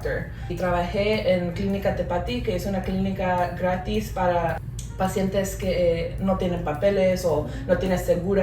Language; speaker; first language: Spanish; early bilingual, heritage; English